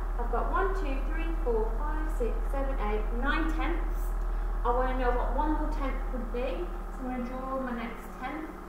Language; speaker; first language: English; native; English